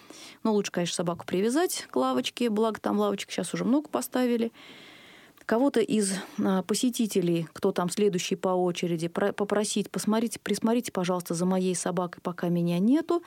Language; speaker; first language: Russian; native; Russian